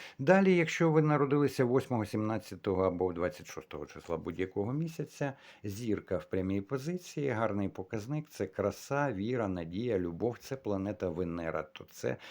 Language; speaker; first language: Ukrainian; non-native, local second language; Russian